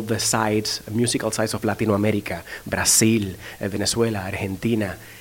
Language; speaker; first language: English; non-native, fluent; Spanish